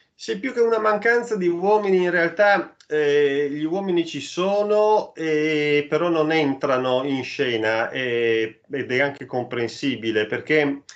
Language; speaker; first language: Italian; native; Italian